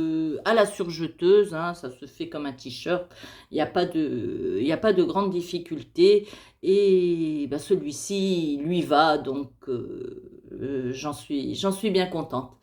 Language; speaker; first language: French; native; French